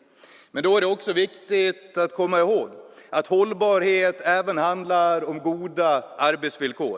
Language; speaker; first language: Swedish; native; Swedish